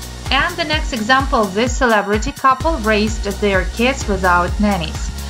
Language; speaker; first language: English; non-native, fluent; Ukrainian